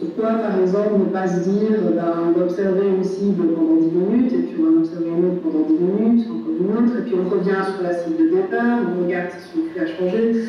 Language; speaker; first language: French; native; French